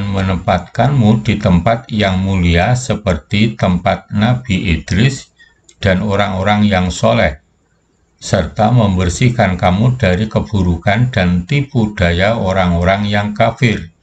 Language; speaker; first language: Indonesian; native; Indonesian